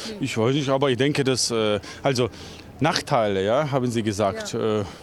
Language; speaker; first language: German; non-native, learner; Ukrainian